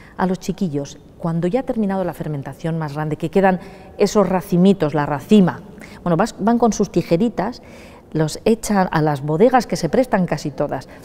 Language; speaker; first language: Spanish; native; Spanish